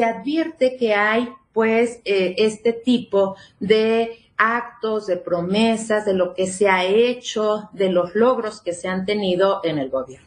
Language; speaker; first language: Spanish; native; Spanish